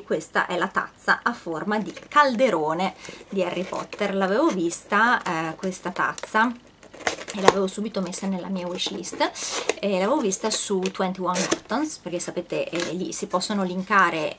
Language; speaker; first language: Italian; native; Italian